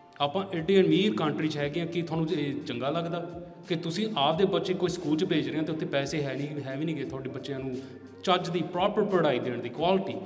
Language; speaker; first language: Punjabi; early bilingual, heritage; Punjabi